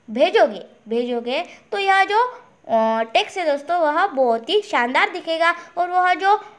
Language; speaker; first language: Hindi; non-native, local second language; Marathi